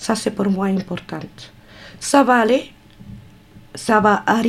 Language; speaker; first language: French; non-native, learner; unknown